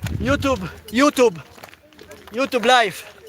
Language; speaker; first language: English; non-native, learner; Polish